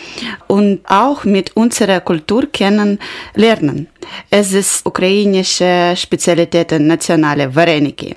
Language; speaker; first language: German; non-native, learner; Ukrainian